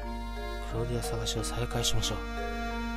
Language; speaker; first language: Japanese; native; Japanese